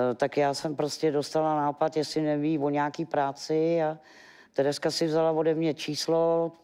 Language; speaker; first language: Czech; native; Czech